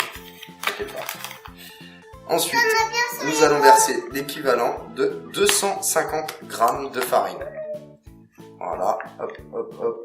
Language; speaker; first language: French; native; French